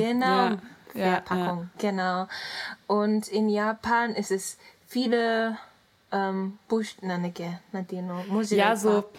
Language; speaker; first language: German; non-native, learner; Japanese